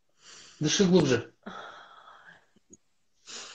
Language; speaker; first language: Russian; native; Russian